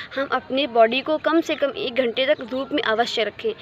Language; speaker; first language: Hindi; native; Hindi